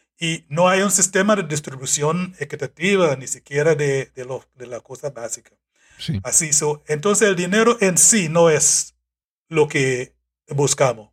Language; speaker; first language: Spanish; non-native, fluent; English